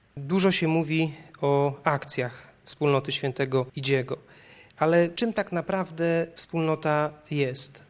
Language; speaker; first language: Polish; native; Polish